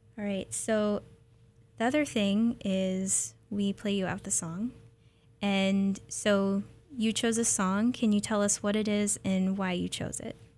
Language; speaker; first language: English; native; English